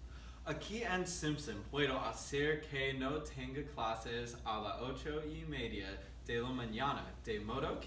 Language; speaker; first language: Spanish; non-native, learner; English